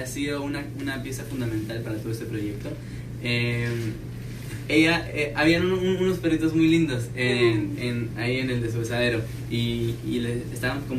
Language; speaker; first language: Spanish; native; Spanish